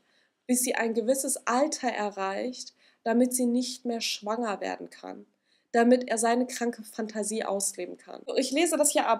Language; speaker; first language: German; native; German